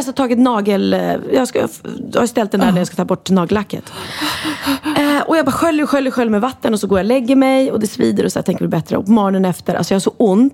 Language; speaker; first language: Swedish; native; Swedish